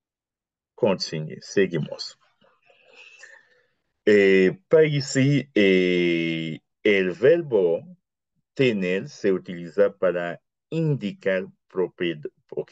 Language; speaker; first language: Spanish; non-native, fluent; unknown